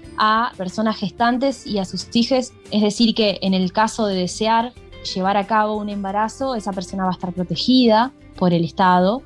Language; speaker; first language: Spanish; native; Spanish